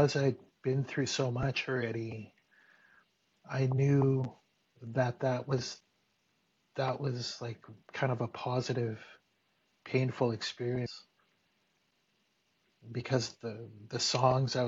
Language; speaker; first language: English; native; English